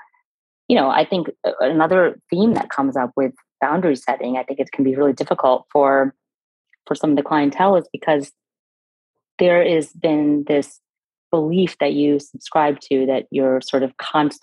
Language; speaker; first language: English; native; English